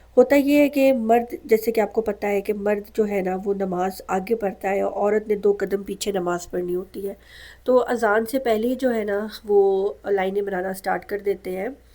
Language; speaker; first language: Urdu; native; Urdu